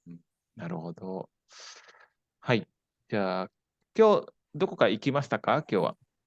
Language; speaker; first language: Japanese; non-native, fluent; Indonesian